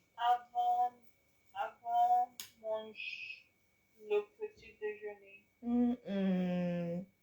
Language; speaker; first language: French; non-native, learner; English